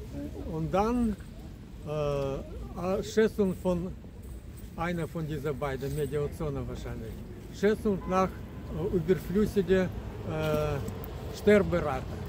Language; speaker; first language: German; non-native, fluent; Russian